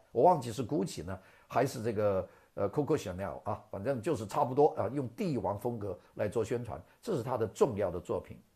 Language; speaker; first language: Chinese; non-native, local second language; Cantonese